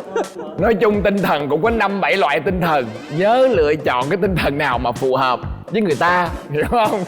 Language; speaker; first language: Vietnamese; native; Vietnamese